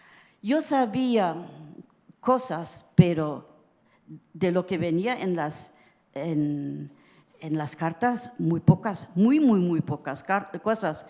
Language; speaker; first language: Spanish; early bilingual, heritage; Spanish